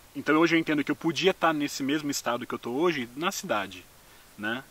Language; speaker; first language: Portuguese; native; Portuguese